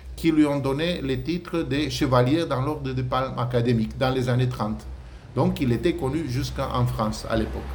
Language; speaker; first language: French; non-native, fluent; Romanian